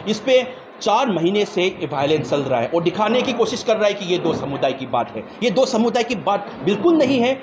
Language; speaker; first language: Hindi; non-native, local second language; Manipuri